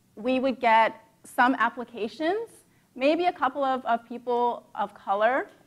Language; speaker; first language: English; native; English